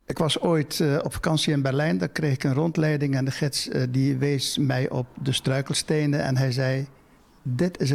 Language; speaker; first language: Dutch; native; Dutch